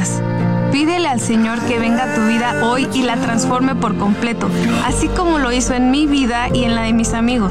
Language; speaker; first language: Spanish; native; Spanish